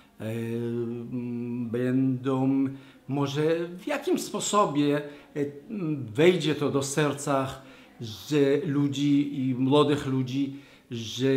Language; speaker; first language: Polish; non-native, learner; Hebrew